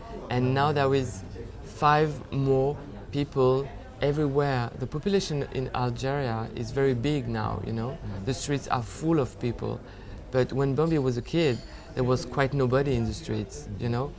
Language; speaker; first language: English; non-native, fluent; French